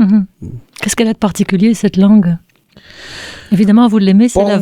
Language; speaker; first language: French; native; French